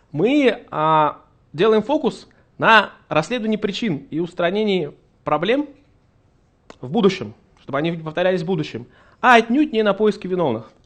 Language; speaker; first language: Russian; native; Russian